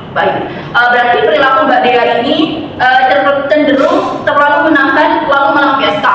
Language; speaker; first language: Indonesian; native; Indonesian